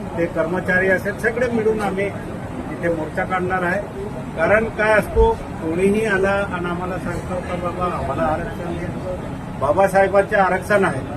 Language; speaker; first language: Marathi; non-native, local second language; Bhili